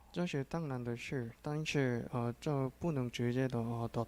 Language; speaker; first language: Chinese; non-native, learner; Korean